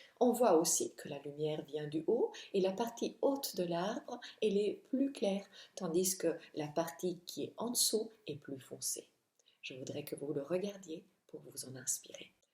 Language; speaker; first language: French; non-native, fluent; Italian